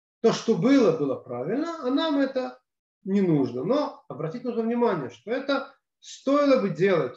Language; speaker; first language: Russian; native; Russian